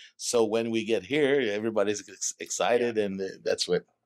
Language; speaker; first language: English; non-native, fluent; French